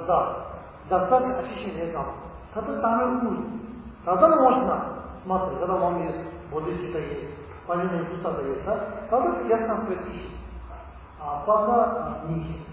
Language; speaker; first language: Russian; non-native, learner; Tibetan